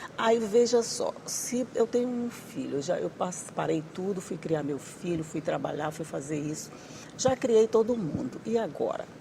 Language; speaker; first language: Portuguese; native; Portuguese